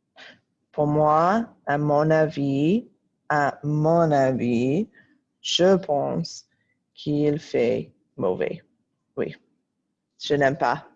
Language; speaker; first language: French; non-native, fluent; English